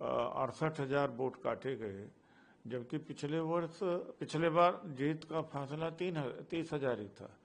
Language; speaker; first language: Hindi; native; Hindi